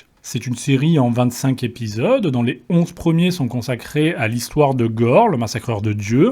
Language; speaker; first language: French; native; French